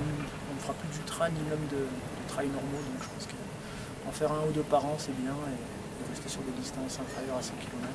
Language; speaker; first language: French; native; French